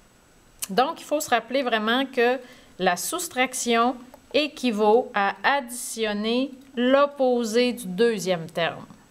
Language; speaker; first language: French; native; French